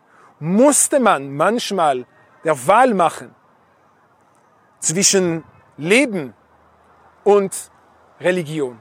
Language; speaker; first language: German; non-native, fluent; Hebrew